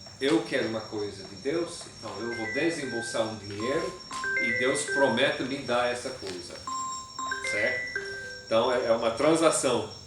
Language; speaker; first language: Portuguese; non-native, fluent; English